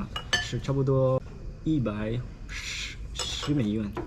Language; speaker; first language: Chinese; non-native, learner; Swahili